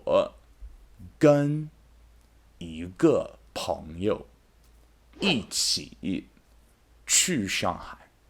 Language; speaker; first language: Chinese; non-native, fluent; English